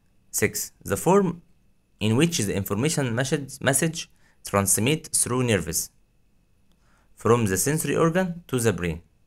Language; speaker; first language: English; non-native, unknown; Arabic